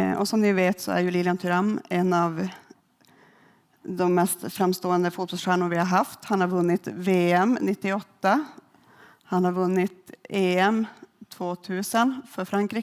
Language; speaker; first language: Swedish; native; Swedish